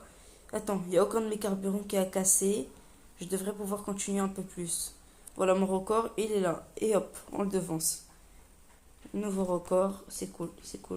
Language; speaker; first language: French; native; French